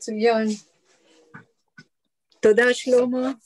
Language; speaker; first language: Hebrew; non-native, learner; Polish